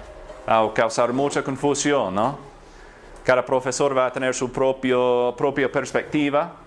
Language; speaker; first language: Spanish; non-native, fluent; English